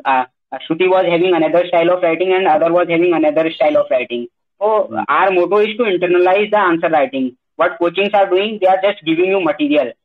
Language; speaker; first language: English; non-native, local second language; Hindi